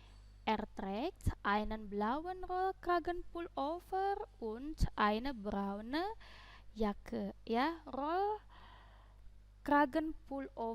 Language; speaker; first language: German; non-native, fluent; Indonesian